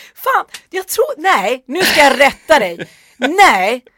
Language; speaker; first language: Swedish; early bilingual, other home language; Persian